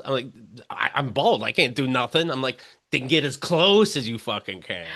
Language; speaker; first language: English; native; English